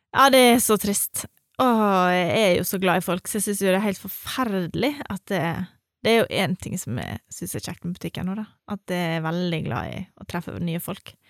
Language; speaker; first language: Norwegian; native; Norwegian